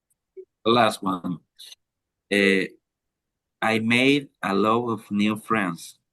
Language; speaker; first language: English; non-native, learner; Spanish